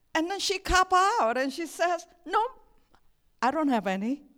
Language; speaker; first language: English; non-native, fluent; Korean